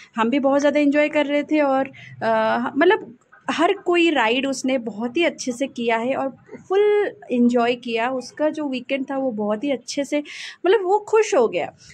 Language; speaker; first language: Hindi; native; Hindi